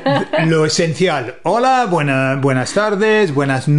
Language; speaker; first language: Spanish; non-native, fluent; English